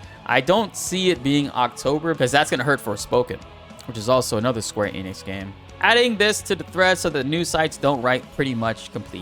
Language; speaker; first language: English; native; English